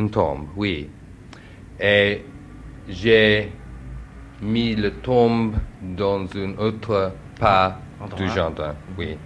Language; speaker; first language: French; non-native, learner; English